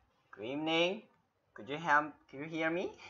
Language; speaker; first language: English; non-native, fluent; Chinese